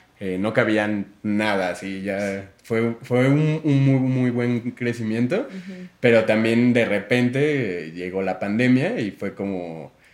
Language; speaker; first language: Spanish; native; Spanish